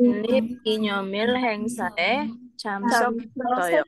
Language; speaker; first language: Korean; non-native, learner; Indonesian